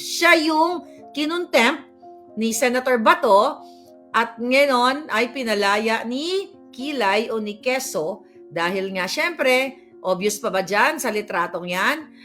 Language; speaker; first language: Filipino; native; Filipino